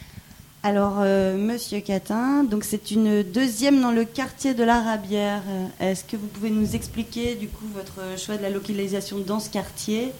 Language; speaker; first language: French; native; French